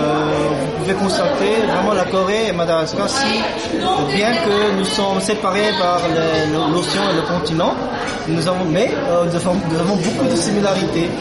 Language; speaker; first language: French; non-native, fluent; Korean